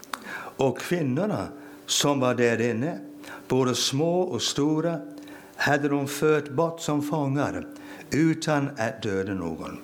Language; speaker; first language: Swedish; non-native, fluent; English